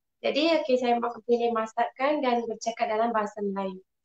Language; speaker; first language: Malay; non-native, local second language; Tamil